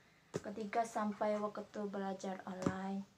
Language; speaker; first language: Indonesian; non-native, learner; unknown